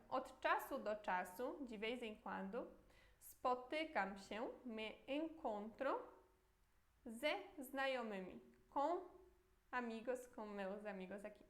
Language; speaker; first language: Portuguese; non-native, fluent; Polish